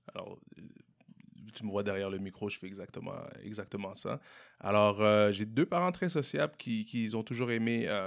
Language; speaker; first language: French; native; French